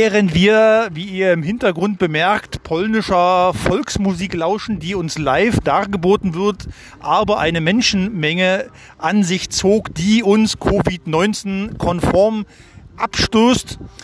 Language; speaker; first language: German; native; German